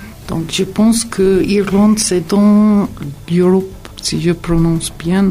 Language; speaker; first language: French; non-native, learner; English